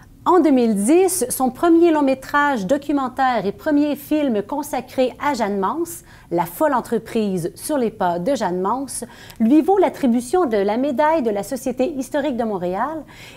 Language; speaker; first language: French; native; French